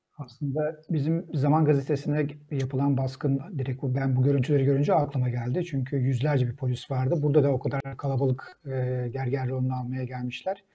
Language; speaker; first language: Turkish; native; Turkish